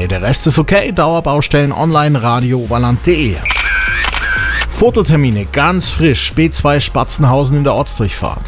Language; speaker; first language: German; native; German